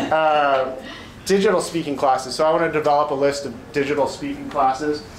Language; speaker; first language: English; native; English